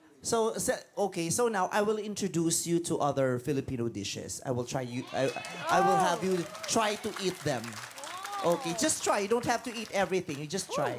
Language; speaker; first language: English; non-native, local second language; Filipino